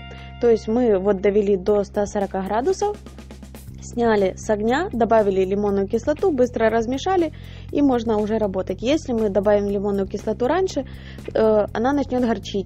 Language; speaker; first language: Russian; native; Russian